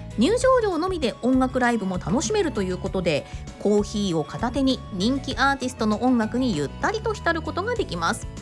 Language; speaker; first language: Japanese; native; Japanese